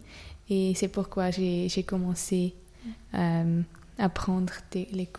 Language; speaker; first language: French; non-native, learner; German